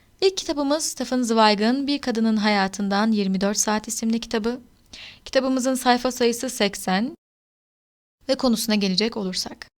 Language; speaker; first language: Turkish; native; Turkish